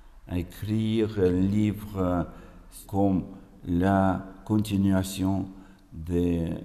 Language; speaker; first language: French; non-native, fluent; Russian